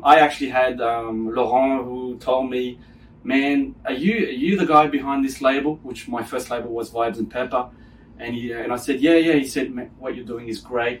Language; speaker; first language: English; non-native, fluent; French